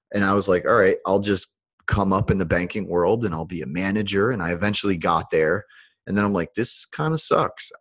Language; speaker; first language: English; native; English